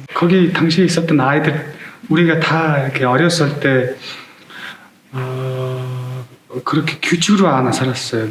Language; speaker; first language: Korean; non-native, learner; Mongolian